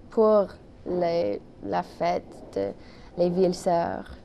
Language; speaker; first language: French; non-native, local second language; English